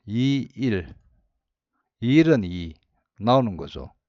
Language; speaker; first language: Korean; native; Korean